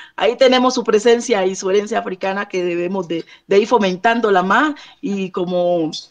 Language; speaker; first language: Spanish; native; Spanish